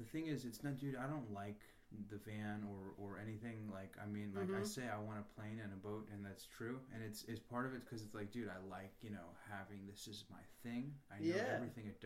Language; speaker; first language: English; native; English